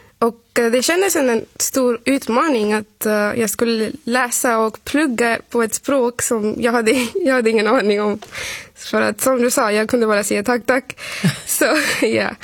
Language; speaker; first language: Swedish; non-native, fluent; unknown